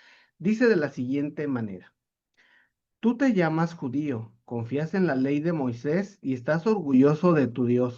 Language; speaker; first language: Spanish; native; Spanish